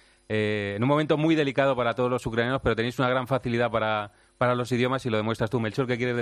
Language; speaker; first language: Spanish; native; Spanish